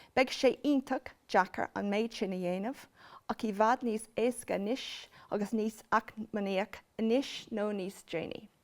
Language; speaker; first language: Irish; non-native, local second language; English